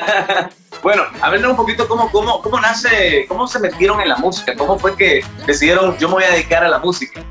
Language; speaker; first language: Spanish; native; Spanish